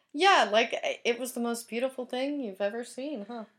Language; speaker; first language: English; native; English